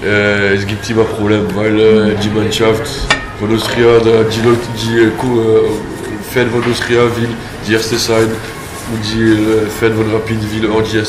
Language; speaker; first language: German; non-native, learner; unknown